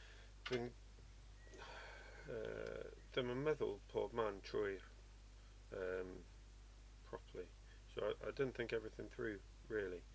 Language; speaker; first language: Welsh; non-native, learner; English